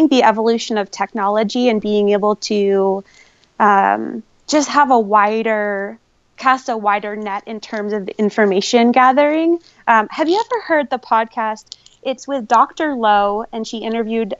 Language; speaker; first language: English; native; English